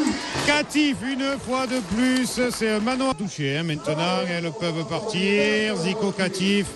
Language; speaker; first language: French; native; French